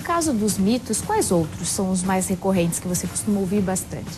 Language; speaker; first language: Portuguese; native; Portuguese